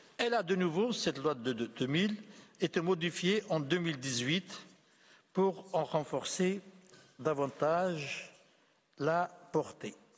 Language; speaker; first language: French; non-native, local second language; Arabic